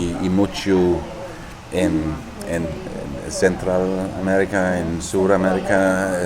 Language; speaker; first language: Spanish; non-native, learner; Danish